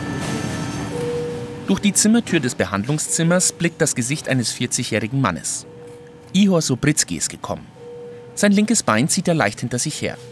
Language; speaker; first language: German; native; German